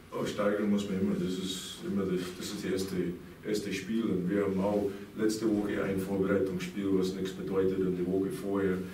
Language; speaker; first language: German; non-native, fluent; English